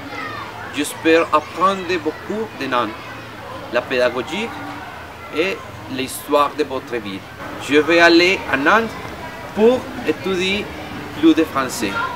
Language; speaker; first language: French; non-native, learner; Spanish